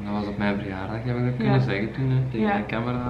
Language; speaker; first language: Dutch; native; Dutch